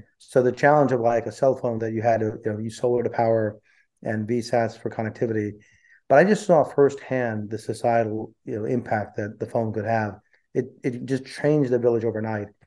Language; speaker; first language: English; early bilingual, other home language; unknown